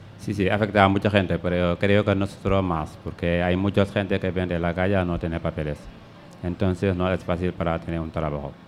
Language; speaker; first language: Spanish; non-native, learner; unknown